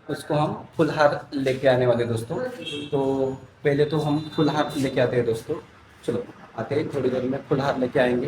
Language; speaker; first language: Hindi; non-native, local second language; Marathi